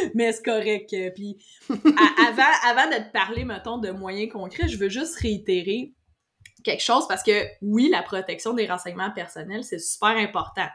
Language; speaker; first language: French; native; French